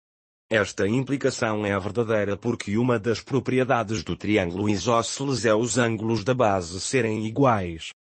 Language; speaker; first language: Portuguese; native; Portuguese